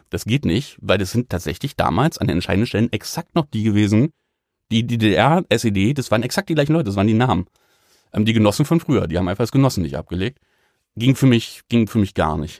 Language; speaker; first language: German; native; German